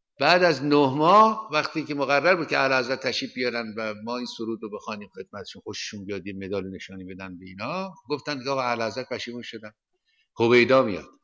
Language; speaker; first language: Persian; native; Persian